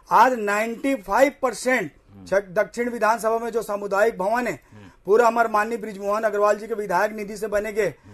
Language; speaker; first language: Hindi; native; Hindi